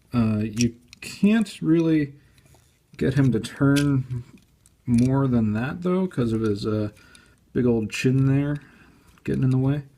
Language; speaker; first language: English; native; English